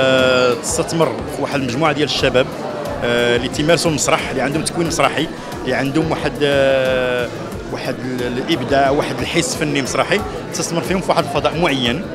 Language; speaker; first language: Arabic; native; Arabic